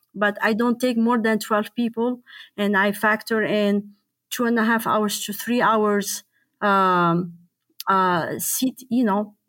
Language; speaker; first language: English; non-native, fluent; Arabic